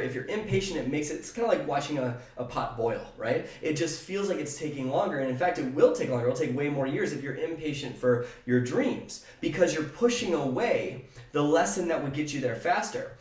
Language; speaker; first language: English; native; English